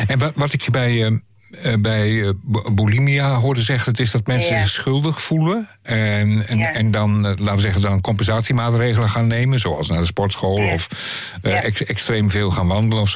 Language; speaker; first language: Dutch; native; Dutch